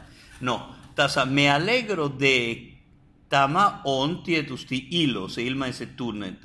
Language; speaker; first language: Finnish; non-native, fluent; Spanish